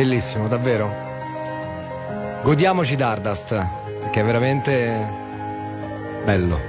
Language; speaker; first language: Italian; native; Italian